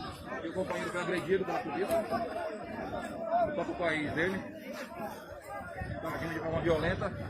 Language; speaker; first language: Portuguese; non-native, learner; Haitian Creole